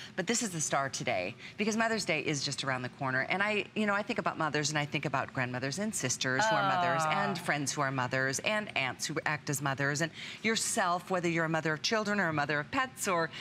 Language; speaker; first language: English; native; English